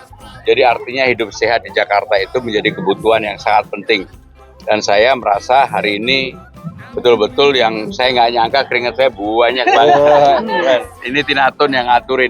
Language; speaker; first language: Indonesian; native; Indonesian